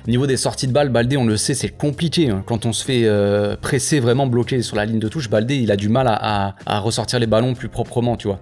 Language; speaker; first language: French; native; French